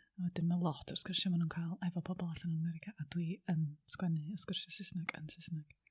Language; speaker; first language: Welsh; native; Welsh